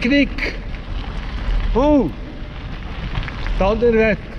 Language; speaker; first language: French; native; French